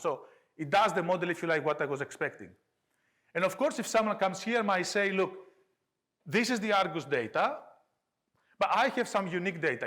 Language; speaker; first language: English; non-native, fluent; Greek